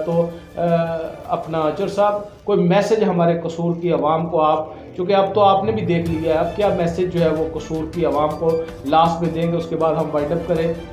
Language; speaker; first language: Urdu; non-native, local second language; Punjabi